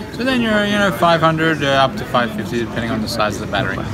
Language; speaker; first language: English; non-native, fluent; Ukrainian